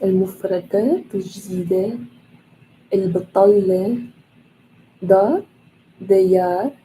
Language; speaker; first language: Arabic; non-native, learner; English